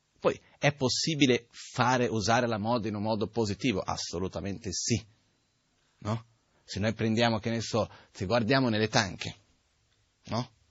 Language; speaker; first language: Italian; non-native, fluent; Portuguese